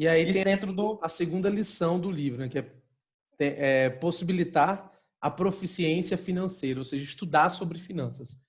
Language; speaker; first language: Portuguese; native; Portuguese